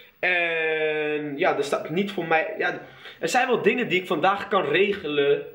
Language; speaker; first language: Dutch; early bilingual, other home language; Arabic